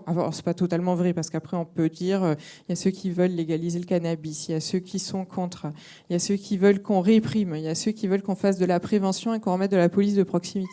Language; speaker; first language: French; native; French